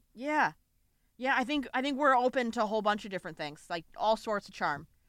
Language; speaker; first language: English; native; English